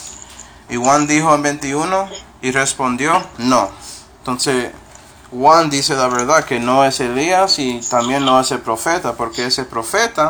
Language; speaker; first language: Spanish; non-native, fluent; English